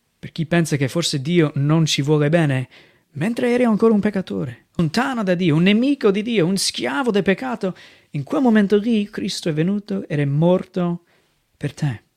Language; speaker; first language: Italian; non-native, fluent; English